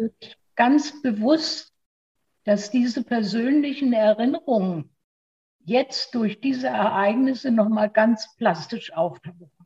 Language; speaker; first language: German; native; German